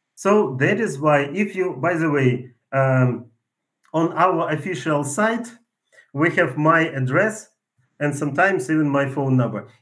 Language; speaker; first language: English; non-native, fluent; Ukrainian